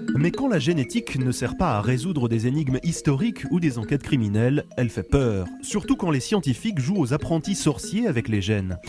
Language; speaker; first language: French; native; French